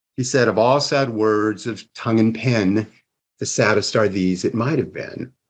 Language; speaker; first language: English; native; English